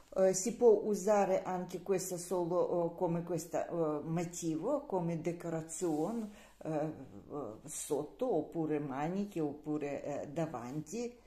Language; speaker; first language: Italian; non-native, learner; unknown